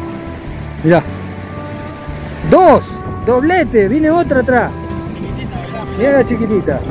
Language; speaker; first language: Spanish; native; Spanish